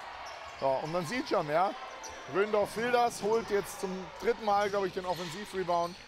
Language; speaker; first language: German; native; German